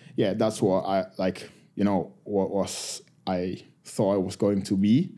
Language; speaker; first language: English; non-native, fluent; Spanish